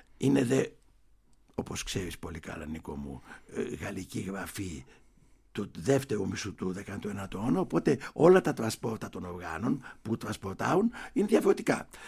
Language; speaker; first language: Greek; early bilingual, heritage; Greek